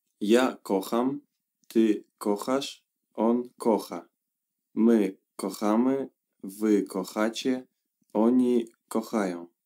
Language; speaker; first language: Polish; non-native, learner; Ukrainian